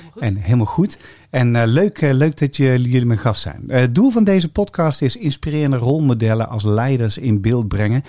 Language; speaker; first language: Dutch; native; Dutch